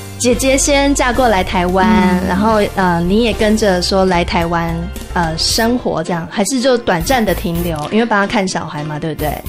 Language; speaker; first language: Chinese; native; Chinese